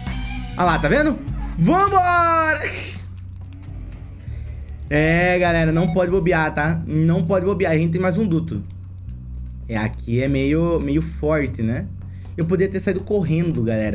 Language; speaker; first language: Portuguese; native; Portuguese